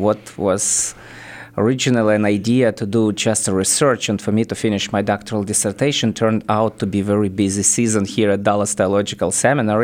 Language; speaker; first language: English; non-native, fluent; Ukrainian